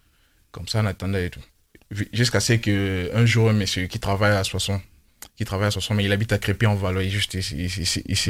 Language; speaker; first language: French; non-native, local second language; Lingala